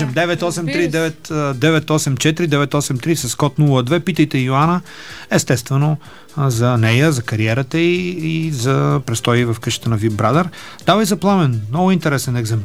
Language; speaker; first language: Bulgarian; native; Bulgarian